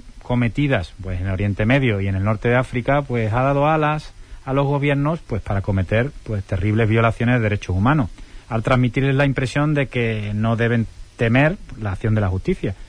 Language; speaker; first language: Spanish; native; Spanish